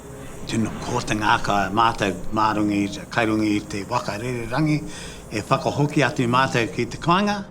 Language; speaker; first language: Māori; native; Māori